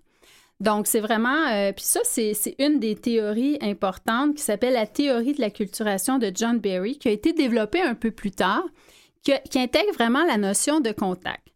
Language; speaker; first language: French; native; French